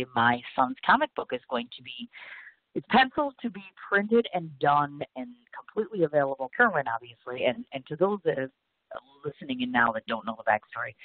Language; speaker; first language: English; native; English